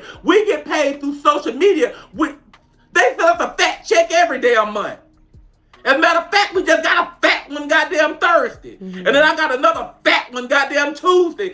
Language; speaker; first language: English; native; English